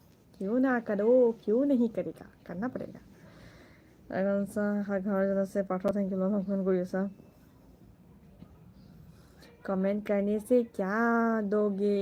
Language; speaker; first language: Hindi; non-native, local second language; Assamese